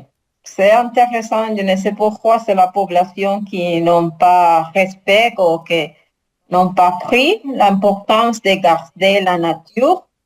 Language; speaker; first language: French; non-native, learner; Spanish